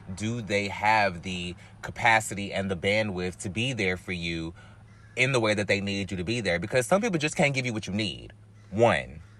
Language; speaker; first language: English; native; English